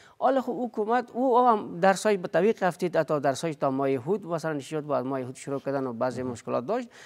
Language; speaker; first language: Persian; non-native, local second language; Pashto